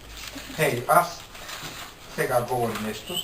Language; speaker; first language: Bulgarian; non-native, learner; Finnish